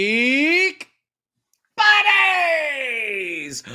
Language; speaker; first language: English; native; English